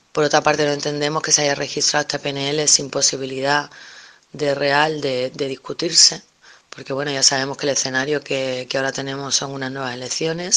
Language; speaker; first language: Spanish; native; Spanish